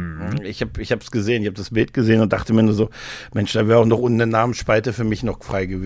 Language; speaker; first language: German; native; German